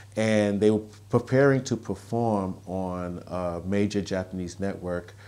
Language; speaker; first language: English; native; English